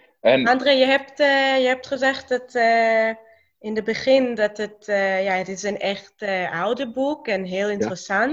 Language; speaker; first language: Dutch; non-native, learner; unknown